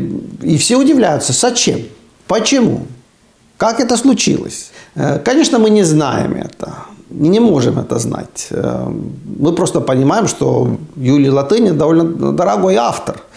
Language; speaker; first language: Russian; non-native, fluent; Estonian